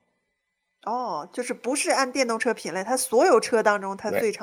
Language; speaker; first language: Chinese; native; Chinese